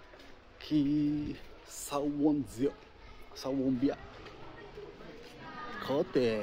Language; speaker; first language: Vietnamese; non-native, learner; Japanese